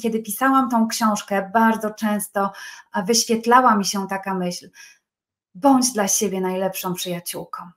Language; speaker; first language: Polish; native; Polish